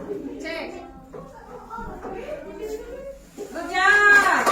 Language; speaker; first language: English; non-native, learner; Indonesian